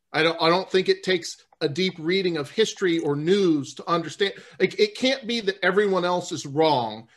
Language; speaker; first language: English; native; English